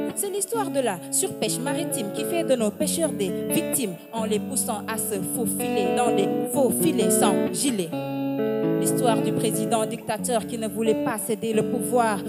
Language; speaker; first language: French; non-native, local second language; Wolof